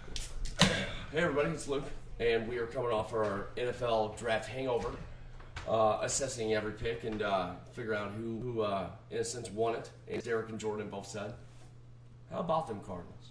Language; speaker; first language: English; native; English